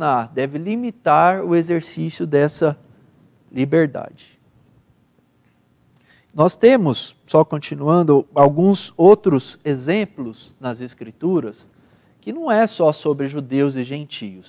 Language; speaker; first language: Portuguese; native; Portuguese